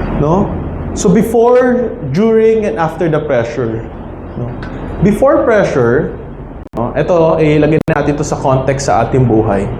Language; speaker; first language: Filipino; native; Filipino